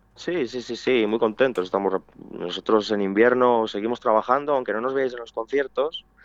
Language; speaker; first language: Spanish; native; Spanish